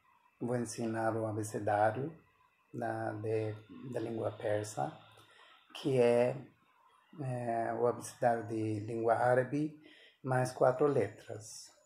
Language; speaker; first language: Portuguese; non-native, fluent; Persian